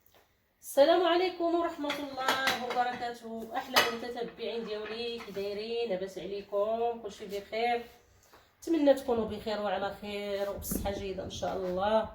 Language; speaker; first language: Arabic; native; Arabic